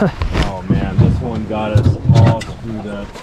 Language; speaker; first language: English; native; English